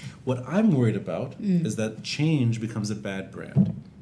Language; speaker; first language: English; non-native, local second language; Arabic